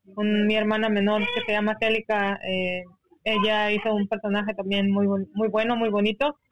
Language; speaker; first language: Spanish; non-native, local second language; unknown